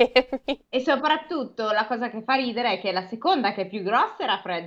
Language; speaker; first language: Italian; native; Italian